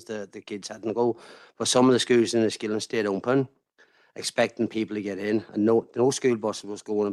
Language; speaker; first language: English; native; English